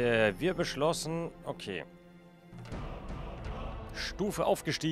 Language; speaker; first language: German; native; German